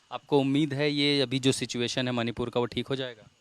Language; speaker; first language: Hindi; native; Hindi